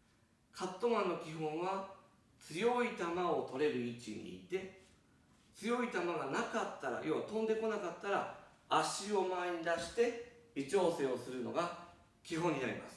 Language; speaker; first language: Japanese; native; Japanese